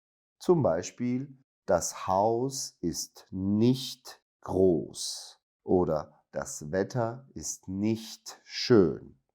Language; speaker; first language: German; non-native, fluent; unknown